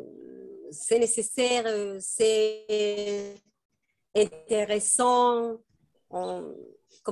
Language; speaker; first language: French; non-native, fluent; Spanish